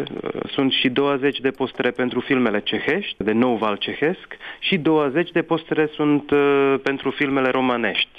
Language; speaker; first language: Romanian; non-native, fluent; Czech